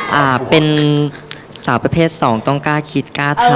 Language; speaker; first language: Thai; native; Thai